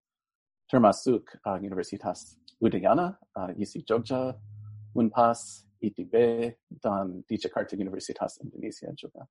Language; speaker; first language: Indonesian; non-native, fluent; English